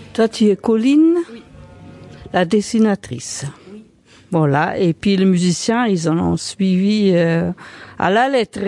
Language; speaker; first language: French; non-native, fluent; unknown